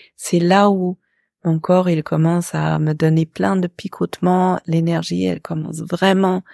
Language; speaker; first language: French; non-native, fluent; German